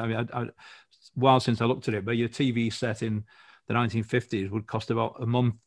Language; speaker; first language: English; native; English